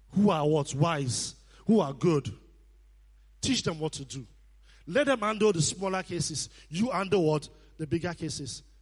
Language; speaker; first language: English; non-native, local second language; Nigerian Pidgin